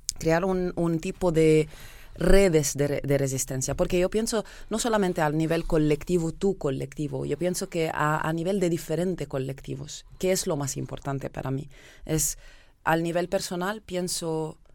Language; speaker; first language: Spanish; non-native, fluent; Arabic